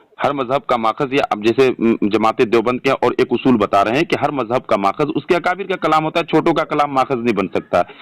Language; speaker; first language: Urdu; native; Urdu